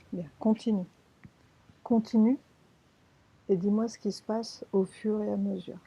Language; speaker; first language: French; native; French